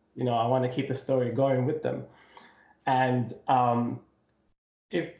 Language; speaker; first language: English; non-native, local second language; Nyanja